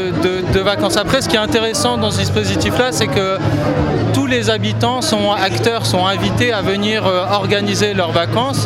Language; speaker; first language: French; native; French